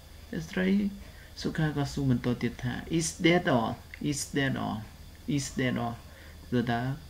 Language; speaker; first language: English; non-native, fluent; Khmer